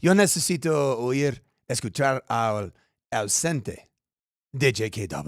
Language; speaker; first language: Spanish; non-native, learner; English